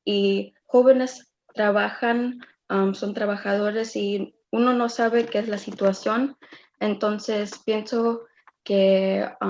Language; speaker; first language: Spanish; early bilingual, other home language; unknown